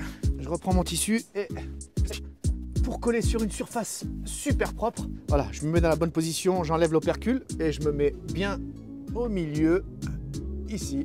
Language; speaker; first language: French; native; French